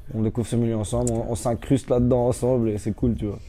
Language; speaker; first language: French; native; French